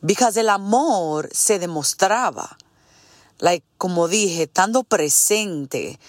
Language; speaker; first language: Spanish; early bilingual, heritage; Spanish